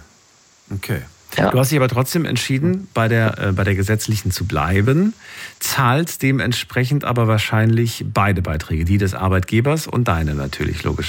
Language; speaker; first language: German; native; German